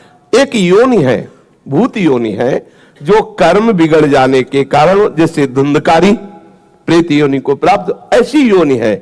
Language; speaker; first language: Hindi; native; Hindi